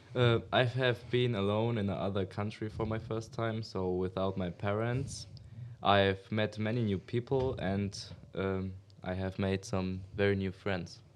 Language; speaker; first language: English; non-native, learner; German